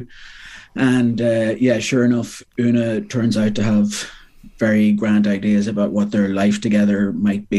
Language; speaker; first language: English; native; English